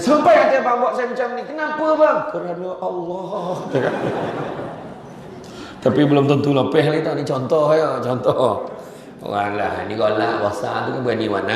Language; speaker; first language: Malay; native; Malay